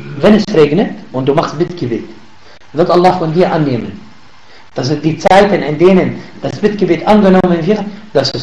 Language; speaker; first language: German; non-native, learner; Arabic